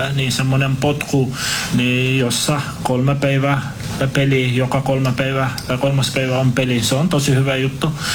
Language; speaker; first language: Finnish; non-native, fluent; Turkish